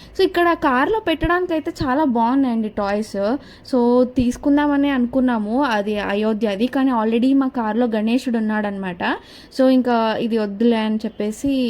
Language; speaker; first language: Telugu; non-native, local second language; Kannada